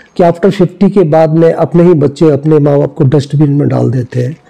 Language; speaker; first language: Hindi; native; Hindi